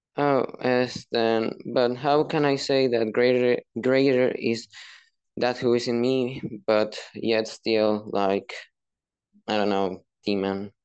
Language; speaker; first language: English; non-native, fluent; Spanish